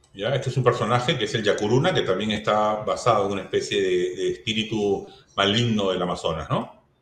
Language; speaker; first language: Spanish; native; Spanish